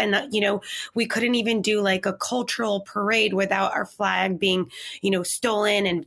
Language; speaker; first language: English; native; English